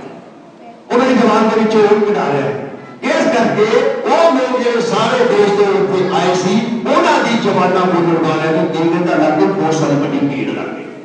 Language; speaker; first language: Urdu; non-native, local second language; Punjabi